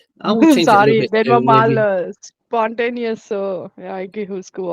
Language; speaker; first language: Danish; non-native, learner; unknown